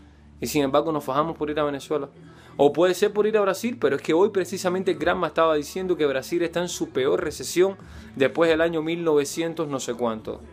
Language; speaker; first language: Spanish; native; Spanish